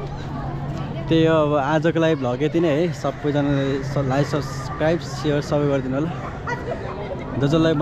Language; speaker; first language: Nepali; native; Nepali